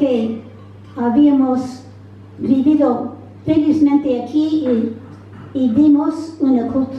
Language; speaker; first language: Spanish; non-native, fluent; English